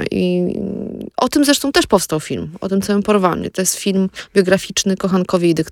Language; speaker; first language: Polish; native; Polish